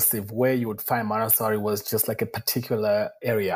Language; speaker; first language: English; non-native, local second language; Shona